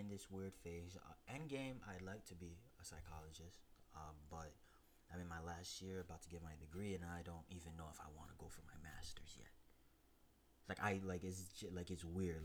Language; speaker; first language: English; native; English